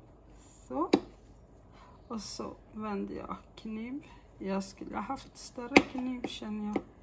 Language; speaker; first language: Swedish; non-native, fluent; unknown